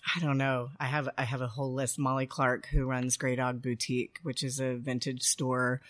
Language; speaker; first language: English; native; English